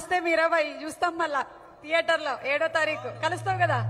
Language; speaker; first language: Telugu; native; Telugu